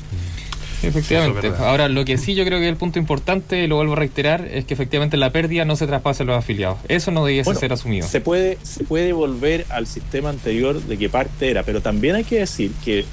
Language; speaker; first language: Spanish; native; Spanish